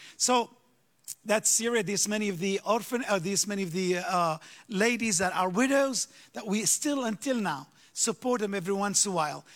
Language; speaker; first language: English; early bilingual, other home language; Arabic